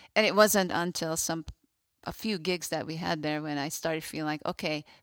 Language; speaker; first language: English; non-native, fluent; Hungarian